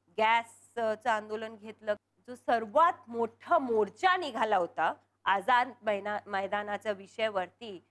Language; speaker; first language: Marathi; non-native, local second language; Punjabi